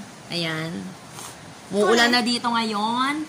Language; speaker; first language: Filipino; native; Filipino